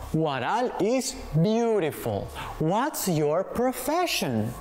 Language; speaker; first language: English; non-native, learner; Spanish